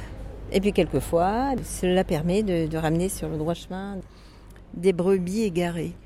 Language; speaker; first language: French; native; French